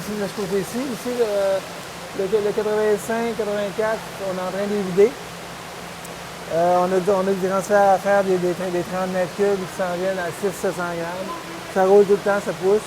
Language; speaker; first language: French; native; French